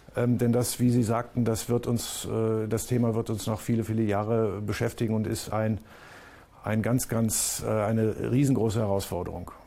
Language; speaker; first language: German; native; German